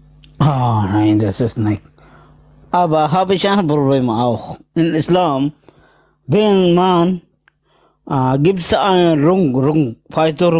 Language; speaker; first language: German; non-native, learner; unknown